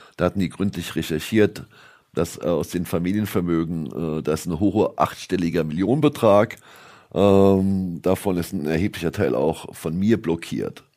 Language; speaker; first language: German; native; German